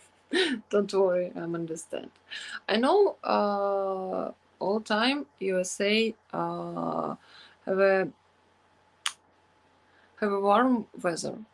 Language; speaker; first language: English; non-native, learner; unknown